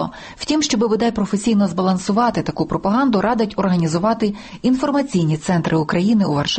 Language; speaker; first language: Ukrainian; native; Ukrainian